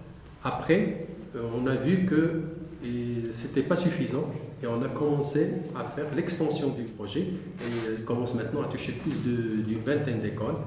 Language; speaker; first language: French; non-native, local second language; Arabic